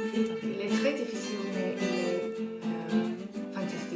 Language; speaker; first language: French; non-native, learner; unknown